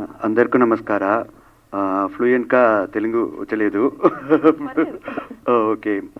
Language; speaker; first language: Telugu; non-native, learner; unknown